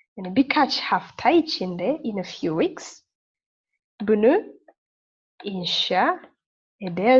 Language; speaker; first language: Turkish; non-native, fluent; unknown